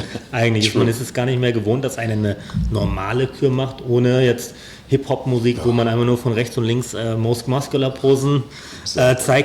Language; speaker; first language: German; native; German